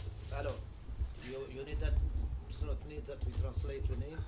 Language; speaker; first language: English; non-native, learner; Arabic